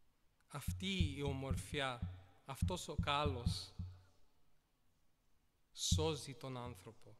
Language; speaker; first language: Greek; early bilingual, heritage; Greek